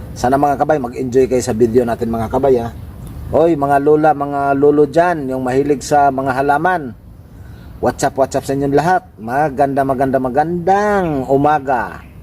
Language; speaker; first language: Filipino; native; Filipino